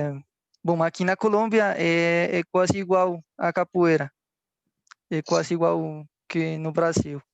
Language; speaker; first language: Portuguese; non-native, fluent; Spanish